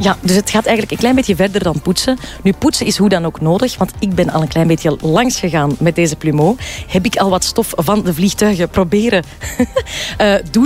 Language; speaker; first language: Dutch; native; Dutch